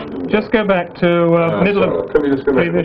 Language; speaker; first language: English; native; English